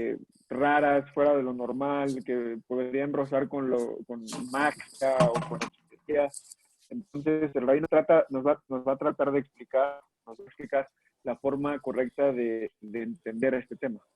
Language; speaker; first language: Spanish; native; Spanish